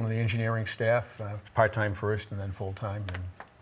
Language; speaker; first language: English; native; English